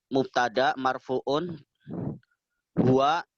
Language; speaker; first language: Arabic; non-native, learner; Indonesian